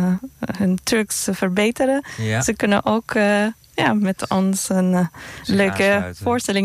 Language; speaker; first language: Dutch; non-native, fluent; Turkish